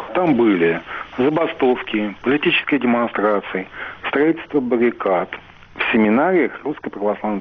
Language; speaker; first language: Russian; native; Russian